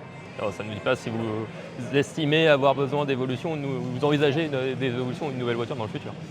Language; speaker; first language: French; native; French